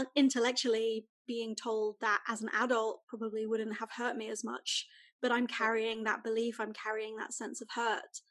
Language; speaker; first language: English; native; English